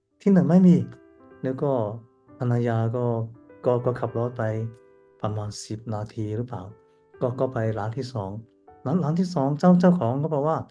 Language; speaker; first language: Thai; non-native, learner; Cantonese